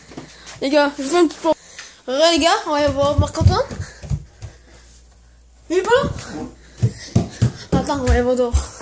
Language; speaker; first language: French; native; French